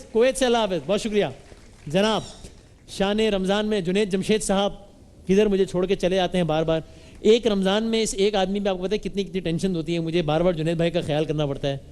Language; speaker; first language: Urdu; native; Urdu